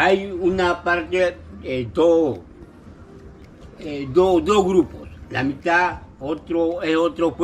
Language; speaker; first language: Spanish; non-native, local second language; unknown